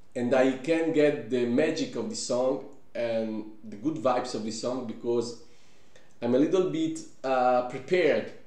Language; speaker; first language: English; non-native, fluent; Italian